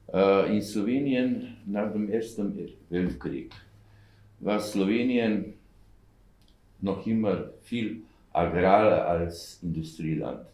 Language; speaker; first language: German; non-native, learner; Slovenian